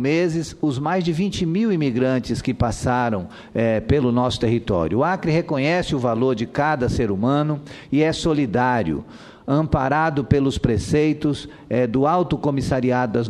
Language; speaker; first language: Portuguese; native; Portuguese